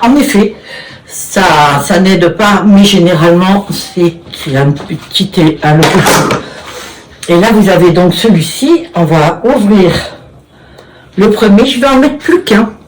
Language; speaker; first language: French; native; French